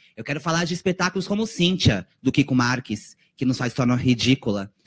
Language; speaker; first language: Portuguese; native; Portuguese